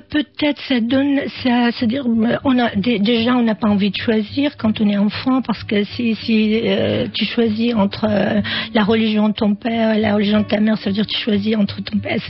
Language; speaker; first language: French; non-native, fluent; Arabic